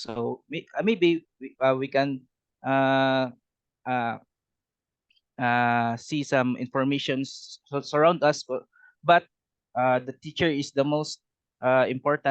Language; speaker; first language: English; non-native, learner; Cebuano